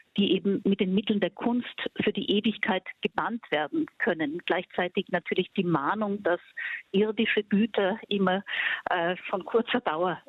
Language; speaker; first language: German; native; German